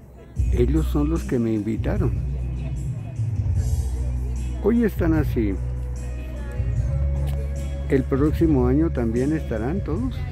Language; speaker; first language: Spanish; native; Spanish